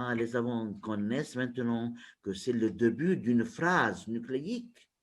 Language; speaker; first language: French; non-native, local second language; Arabic